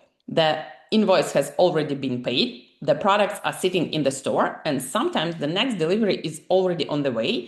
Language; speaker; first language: English; non-native, fluent; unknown